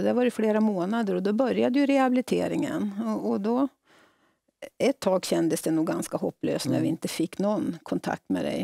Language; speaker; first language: Swedish; native; Swedish